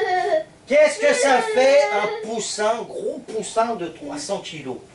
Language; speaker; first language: French; native; French